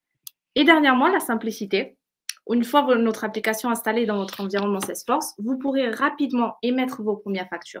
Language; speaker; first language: French; native; French